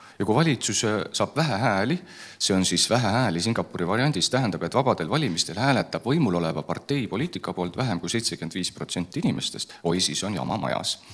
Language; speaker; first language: Estonian; native; Estonian